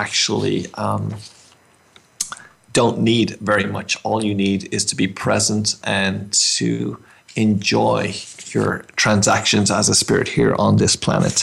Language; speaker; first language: English; native; English